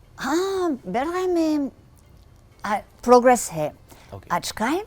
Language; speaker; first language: Hindi; non-native, learner; German